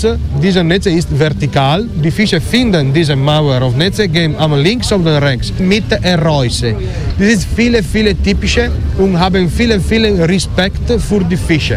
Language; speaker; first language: German; non-native, learner; Italian